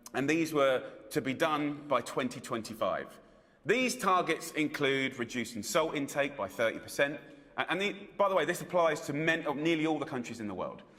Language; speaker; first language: English; native; English